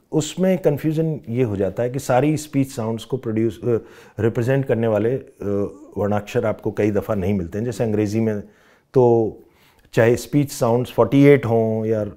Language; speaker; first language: Hindi; non-native, local second language; Rajasthani